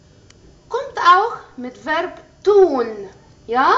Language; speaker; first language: German; non-native, fluent; Arabic